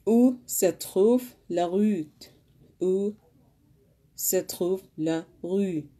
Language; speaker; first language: French; non-native, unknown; Arabic